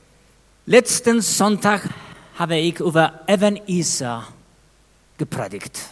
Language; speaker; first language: German; non-native, fluent; Spanish